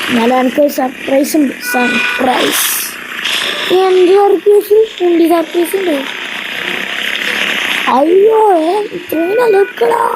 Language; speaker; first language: Malayalam; native; Malayalam